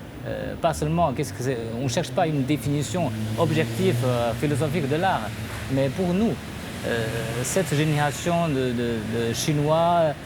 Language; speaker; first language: French; non-native, fluent; Chinese